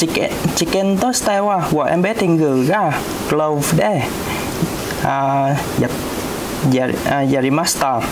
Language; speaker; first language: Japanese; non-native, learner; Vietnamese